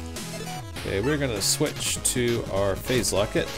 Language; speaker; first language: English; native; English